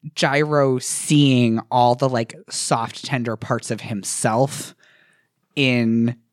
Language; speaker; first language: English; native; English